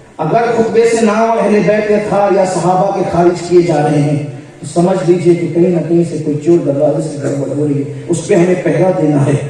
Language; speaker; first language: Urdu; native; Urdu